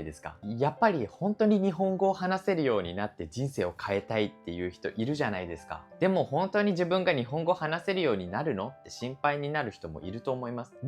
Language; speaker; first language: Japanese; native; Japanese